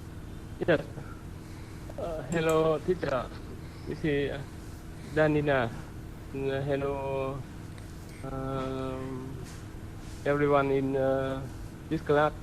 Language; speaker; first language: English; non-native, learner; Vietnamese